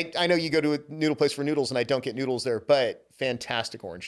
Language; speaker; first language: English; native; English